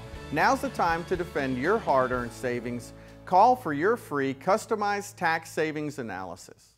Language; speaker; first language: English; native; English